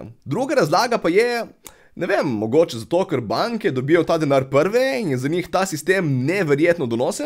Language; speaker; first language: Slovenian; native; Slovenian